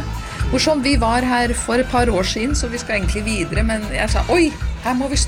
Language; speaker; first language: Norwegian; native; Norwegian